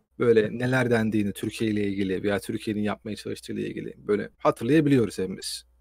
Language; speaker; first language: Turkish; native; Turkish